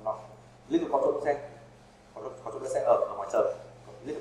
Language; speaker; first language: Vietnamese; native; Vietnamese